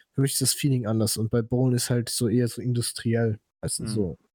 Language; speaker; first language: German; non-native, fluent; Polish